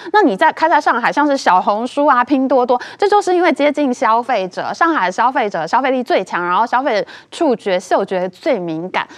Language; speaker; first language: Chinese; native; Chinese